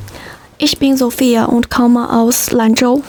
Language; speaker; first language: German; non-native, learner; Chinese